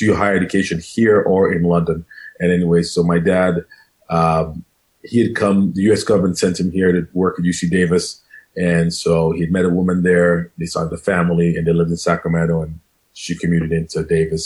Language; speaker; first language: English; non-native, local second language; Krio